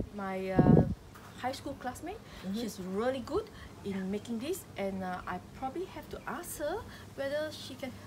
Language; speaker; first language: English; non-native, local second language; Min Nan Chinese